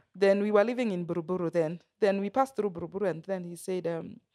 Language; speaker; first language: English; non-native, local second language; Kikuyu